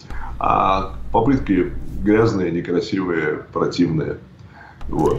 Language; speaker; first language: Russian; native; Russian